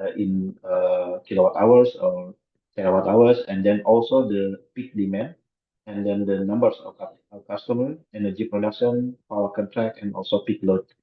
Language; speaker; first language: English; non-native, fluent; Indonesian